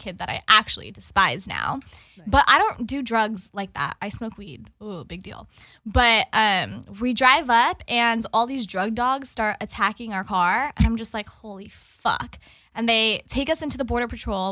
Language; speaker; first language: English; non-native, local second language; Filipino